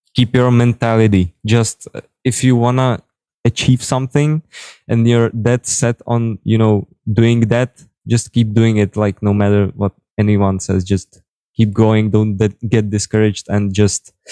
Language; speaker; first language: English; non-native, fluent; Czech